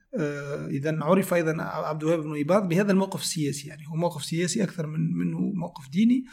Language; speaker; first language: Arabic; native; Arabic